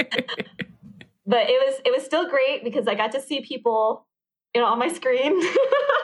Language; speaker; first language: English; early bilingual, other home language; Vietnamese